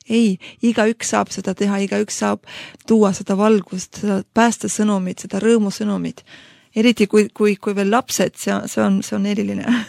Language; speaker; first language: Estonian; non-native, local second language; Russian